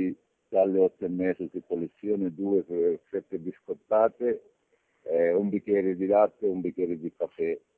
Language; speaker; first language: Italian; non-native, learner; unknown